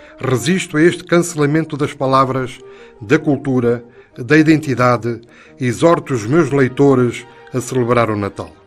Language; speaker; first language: Portuguese; native; Portuguese